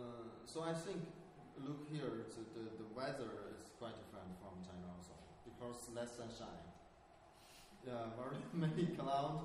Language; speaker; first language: English; non-native, learner; Chinese